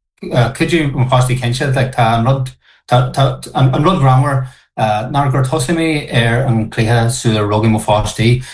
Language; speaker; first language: Irish; non-native, local second language; English